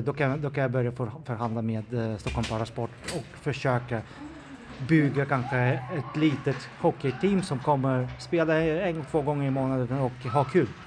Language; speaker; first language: Swedish; non-native, fluent; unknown